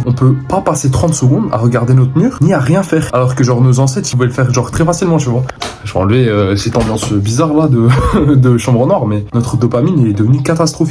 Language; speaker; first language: French; native; French